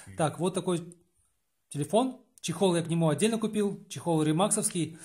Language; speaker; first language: Russian; native; Russian